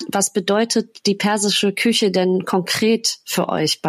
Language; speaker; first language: German; native; German